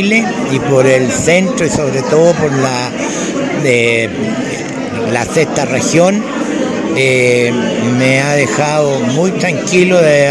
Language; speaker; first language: Spanish; native; Spanish